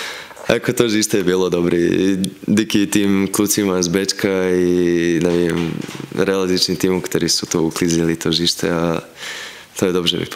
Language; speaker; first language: Czech; non-native, fluent; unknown